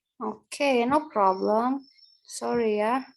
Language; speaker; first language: English; non-native, learner; Indonesian